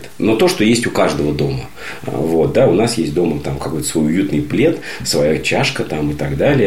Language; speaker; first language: Russian; native; Russian